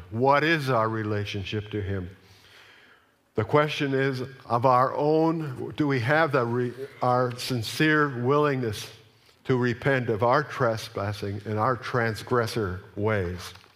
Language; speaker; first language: English; native; English